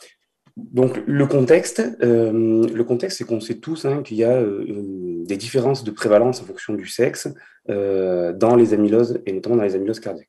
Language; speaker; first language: French; native; French